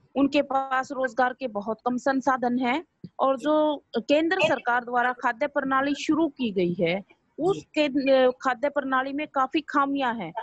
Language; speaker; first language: Hindi; native; Hindi